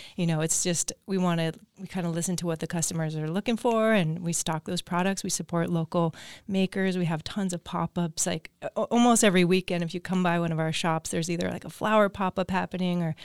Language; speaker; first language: English; native; English